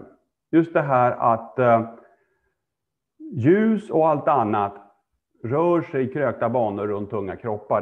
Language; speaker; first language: Swedish; native; Swedish